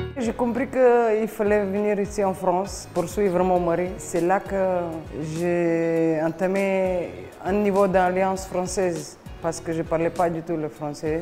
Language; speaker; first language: French; non-native, fluent; Bulgarian